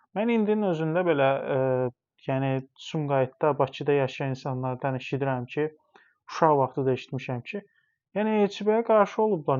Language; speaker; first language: Azerbaijani; non-native, local second language; Talysh